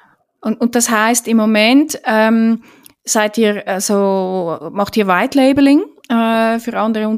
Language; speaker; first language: German; native; German